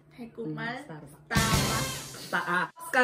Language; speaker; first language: Korean; non-native, learner; Thai